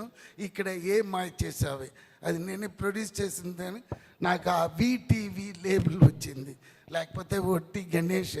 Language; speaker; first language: Telugu; non-native, learner; Tamil